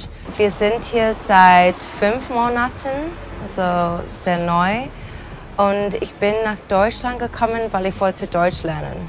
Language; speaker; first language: German; non-native, fluent; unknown